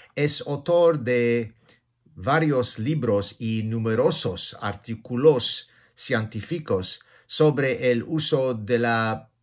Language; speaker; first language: Spanish; non-native, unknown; Arabic